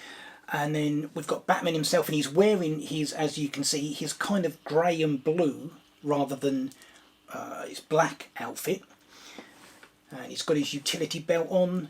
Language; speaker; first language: English; native; English